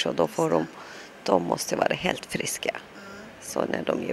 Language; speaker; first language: Swedish; non-native, local second language; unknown